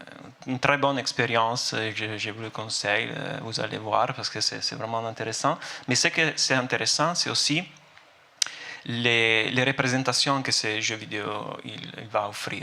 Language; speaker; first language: French; non-native, fluent; Italian